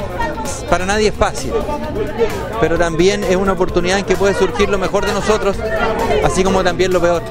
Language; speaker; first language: Spanish; native; Spanish